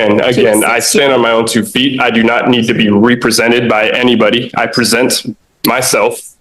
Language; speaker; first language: English; native; English